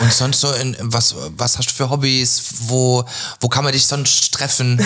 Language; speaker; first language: German; native; German